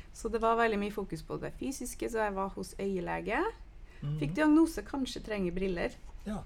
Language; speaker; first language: Norwegian; non-native, fluent; English